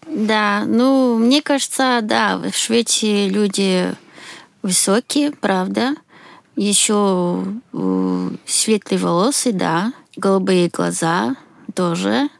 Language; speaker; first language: Russian; non-native, fluent; Swedish